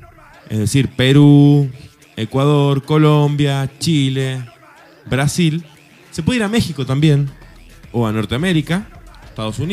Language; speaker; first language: Spanish; native; Spanish